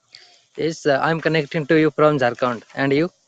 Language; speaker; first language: English; non-native, learner; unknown